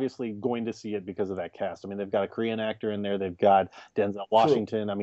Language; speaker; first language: English; native; English